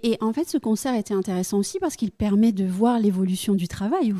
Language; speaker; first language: French; native; French